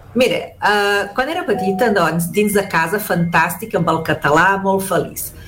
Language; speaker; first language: Catalan; early bilingual, heritage; Catalan